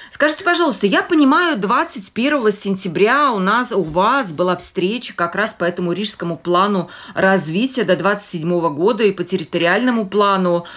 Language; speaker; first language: Russian; native; Russian